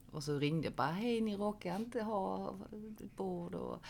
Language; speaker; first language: Swedish; early bilingual, other home language; Korean